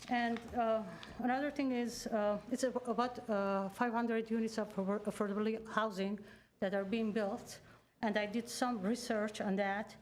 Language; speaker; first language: English; non-native, learner; Persian